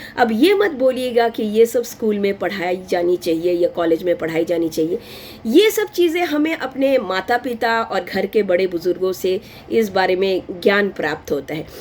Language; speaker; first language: Hindi; non-native, local second language; Bangla